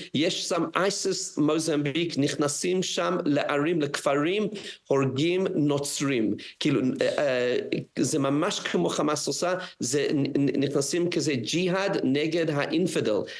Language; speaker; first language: Hebrew; non-native, fluent; English